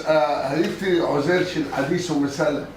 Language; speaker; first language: Hebrew; non-native, local second language; Arabic